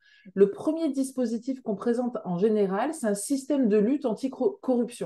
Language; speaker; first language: French; native; French